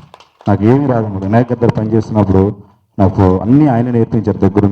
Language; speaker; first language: Telugu; native; Telugu